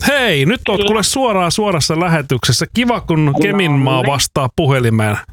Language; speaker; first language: Finnish; native; Finnish